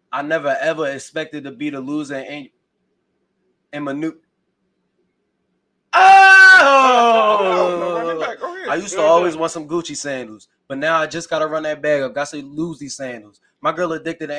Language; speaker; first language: English; native; English